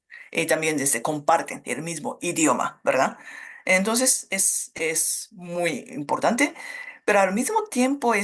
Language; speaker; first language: Spanish; non-native, fluent; Japanese